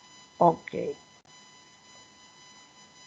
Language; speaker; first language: English; non-native, learner; Spanish